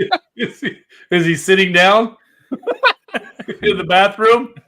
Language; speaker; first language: English; native; English